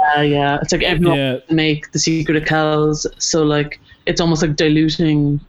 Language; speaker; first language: English; native; English